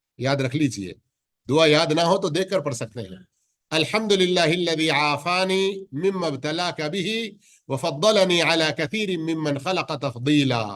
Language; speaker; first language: Urdu; native; Urdu